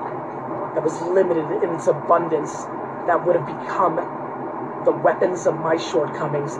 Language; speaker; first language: English; early bilingual, other home language; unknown